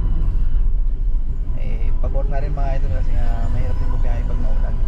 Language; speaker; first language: Filipino; native; Filipino